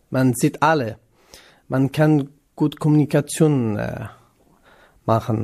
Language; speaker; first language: German; non-native, learner; Kurdish